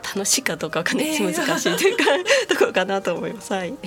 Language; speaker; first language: Japanese; native; Japanese